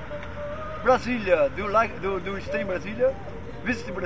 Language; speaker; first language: English; non-native, learner; Portuguese